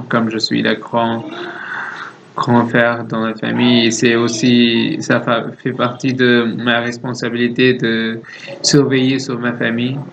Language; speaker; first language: French; non-native, learner; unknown